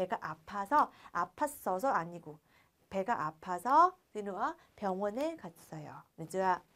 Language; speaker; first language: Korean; non-native, fluent; Vietnamese